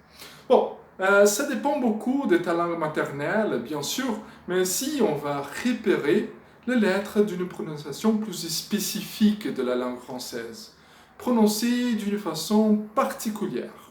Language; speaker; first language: French; non-native, fluent; Portuguese